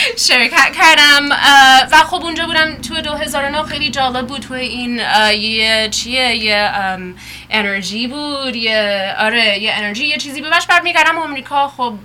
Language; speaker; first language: Persian; early bilingual, heritage; Persian